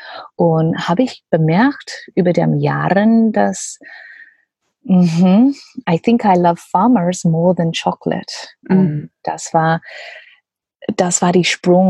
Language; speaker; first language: German; non-native, learner; English